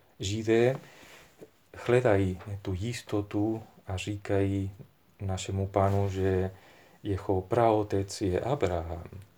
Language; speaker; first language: Czech; non-native, fluent; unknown